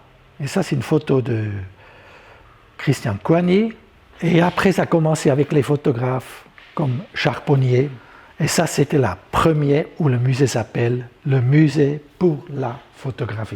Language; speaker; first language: French; non-native, local second language; German